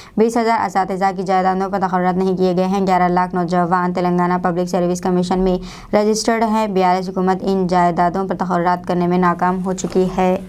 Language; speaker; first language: Hindi; non-native, local second language; Urdu